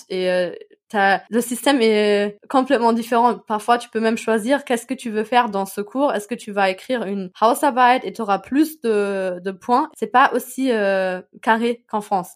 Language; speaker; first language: French; non-native, fluent; German